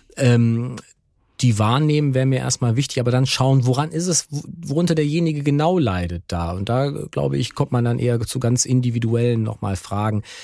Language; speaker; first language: German; native; German